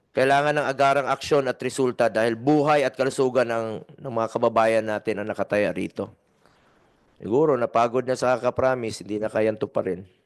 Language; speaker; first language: Filipino; native; Filipino